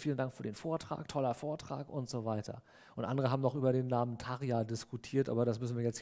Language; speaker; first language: German; native; German